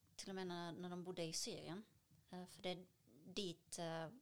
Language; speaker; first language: Swedish; early bilingual, other home language; Arabic